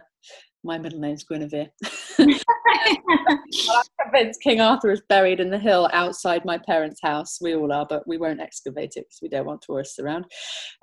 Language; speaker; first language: English; native; English